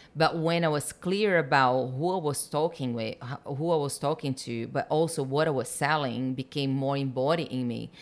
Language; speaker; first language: English; non-native, fluent; Portuguese